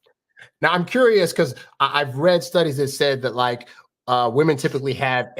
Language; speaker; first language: English; native; English